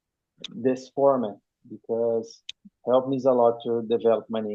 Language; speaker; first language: English; non-native, learner; Portuguese